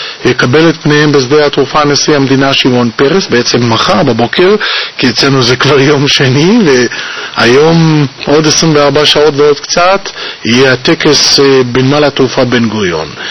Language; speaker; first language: Hebrew; native; Hebrew